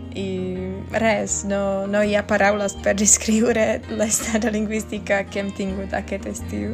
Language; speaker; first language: Catalan; non-native, fluent; Czech